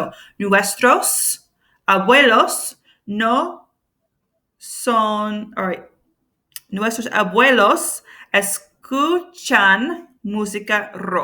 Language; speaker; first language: Spanish; non-native, fluent; English